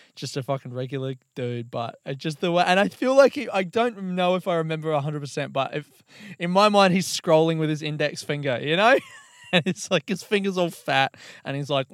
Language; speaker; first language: English; native; English